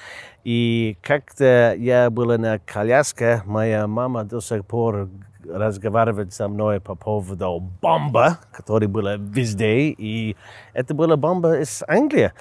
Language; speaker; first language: Russian; non-native, learner; English